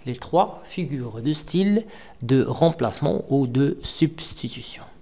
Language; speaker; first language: French; non-native, local second language; Arabic